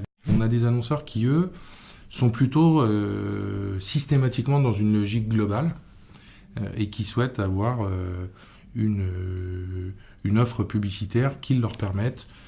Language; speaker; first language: French; native; French